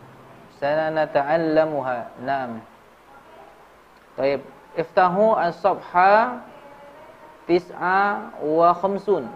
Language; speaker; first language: Arabic; non-native, learner; Indonesian